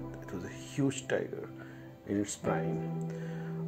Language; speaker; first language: English; non-native, local second language; Hindi